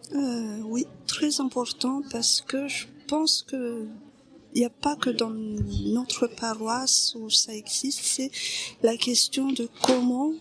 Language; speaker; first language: French; non-native, local second language; Malagasy